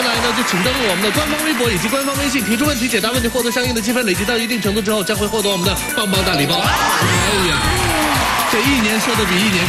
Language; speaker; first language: Chinese; native; Chinese